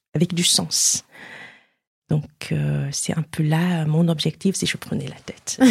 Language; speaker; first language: French; non-native, fluent; Chinese